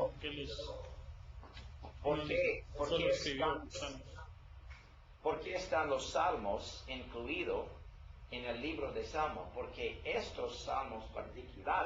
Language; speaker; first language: Spanish; non-native, learner; English